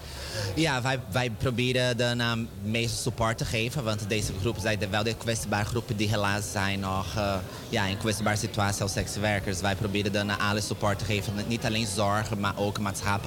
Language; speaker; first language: Dutch; non-native, learner; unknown